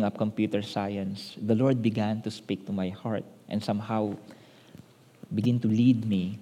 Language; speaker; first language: English; non-native, local second language; Filipino